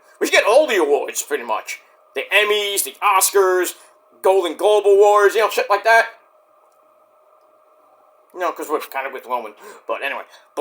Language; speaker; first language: English; native; English